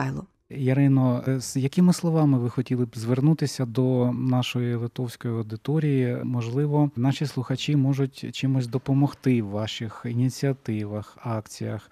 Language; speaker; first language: Ukrainian; native; Ukrainian